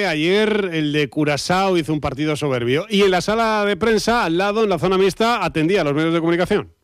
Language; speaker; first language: Spanish; native; Spanish